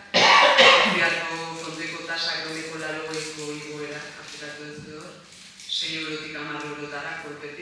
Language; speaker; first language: Basque; native; Basque